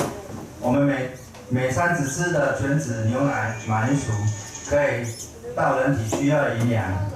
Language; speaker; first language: Chinese; native; Chinese